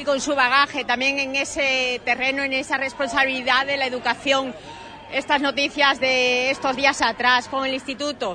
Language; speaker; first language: Spanish; native; Spanish